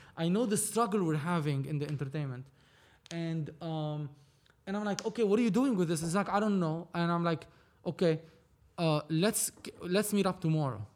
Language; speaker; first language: English; non-native, fluent; Arabic